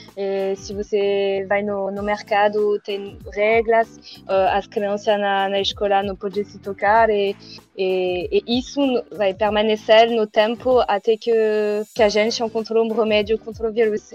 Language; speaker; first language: Portuguese; non-native, learner; French